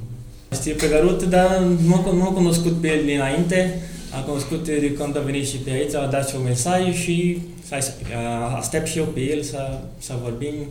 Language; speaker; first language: Romanian; non-native, learner; Portuguese